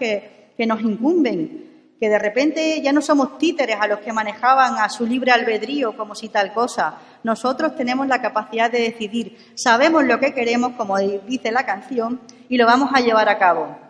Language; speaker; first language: Spanish; native; Spanish